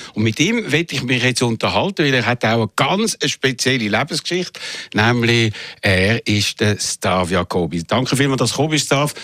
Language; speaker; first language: German; native; German